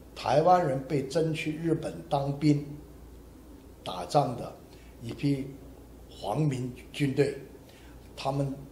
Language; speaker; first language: Chinese; non-native, local second language; Hakka Chinese